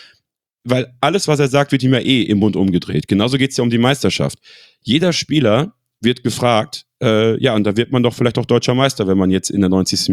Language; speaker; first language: German; native; German